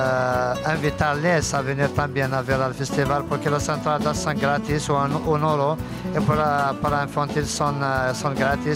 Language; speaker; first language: Spanish; non-native, fluent; Arabic